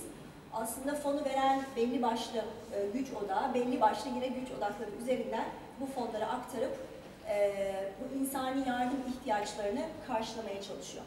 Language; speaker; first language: Turkish; native; Turkish